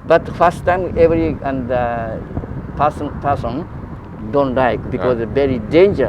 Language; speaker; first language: English; non-native, learner; Japanese